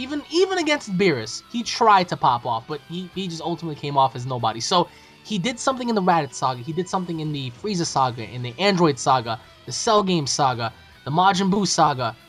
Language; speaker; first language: English; native; English